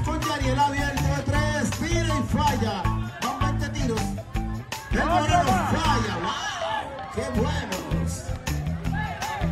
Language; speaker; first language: Spanish; native; Spanish